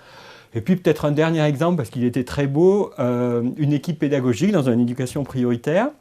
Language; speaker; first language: French; native; French